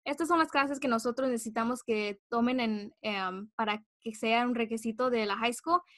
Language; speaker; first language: Spanish; early bilingual, heritage; Spanish